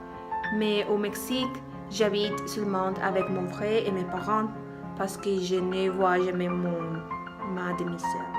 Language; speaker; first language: French; non-native, learner; Spanish